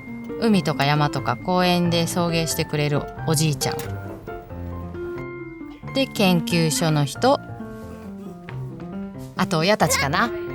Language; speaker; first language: Japanese; native; Japanese